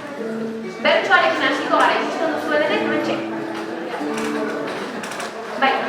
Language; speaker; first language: Basque; native; Basque